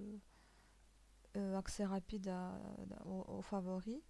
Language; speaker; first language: French; native; French